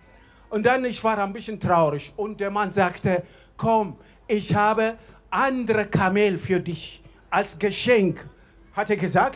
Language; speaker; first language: German; non-native, fluent; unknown